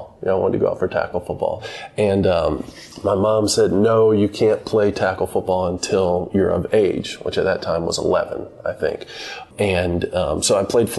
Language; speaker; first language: English; native; English